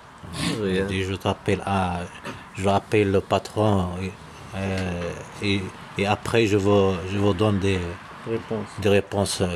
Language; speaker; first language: French; non-native, learner; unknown